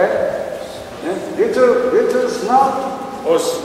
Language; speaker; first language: English; non-native, learner; Japanese